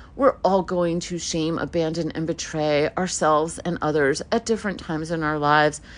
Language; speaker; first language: English; early bilingual, other home language; Hebrew